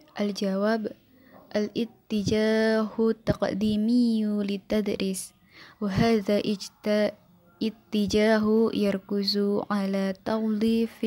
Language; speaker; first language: Arabic; non-native, learner; Indonesian